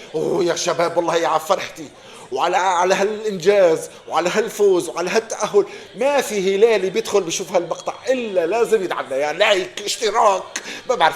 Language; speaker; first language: Arabic; native; Arabic